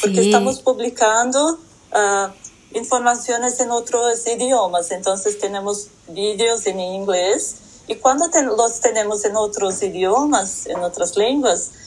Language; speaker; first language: Portuguese; non-native, learner; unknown